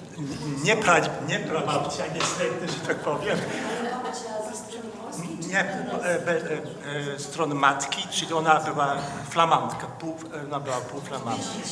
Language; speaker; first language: Polish; non-native, fluent; Dutch